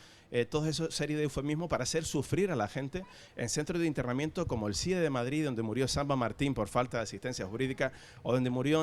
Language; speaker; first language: Spanish; native; Spanish